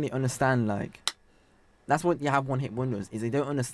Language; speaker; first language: English; native; English